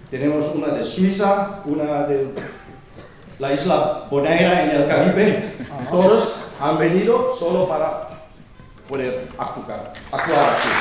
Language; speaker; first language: Spanish; non-native, fluent; Dutch